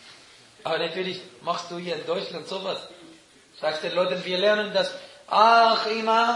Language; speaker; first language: German; non-native, fluent; Arabic